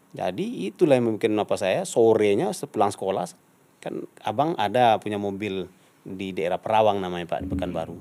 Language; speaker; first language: Indonesian; non-native, local second language; Minangkabau